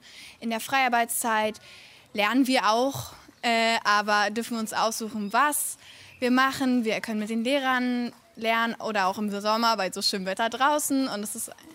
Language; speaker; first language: German; native; German